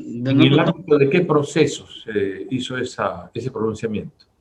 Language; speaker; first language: Spanish; native; Spanish